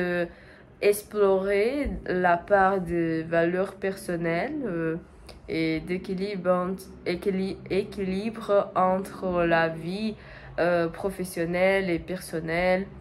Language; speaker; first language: French; non-native, learner; Portuguese